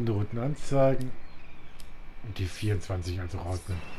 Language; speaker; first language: German; native; German